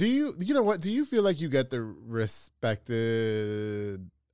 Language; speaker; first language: English; native; English